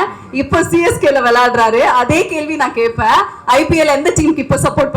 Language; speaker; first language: Tamil; native; Tamil